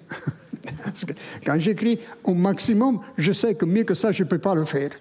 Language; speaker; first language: French; non-native, fluent; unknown